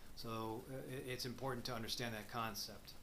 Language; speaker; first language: English; native; English